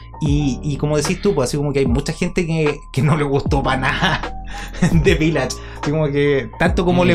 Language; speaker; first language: Spanish; native; Spanish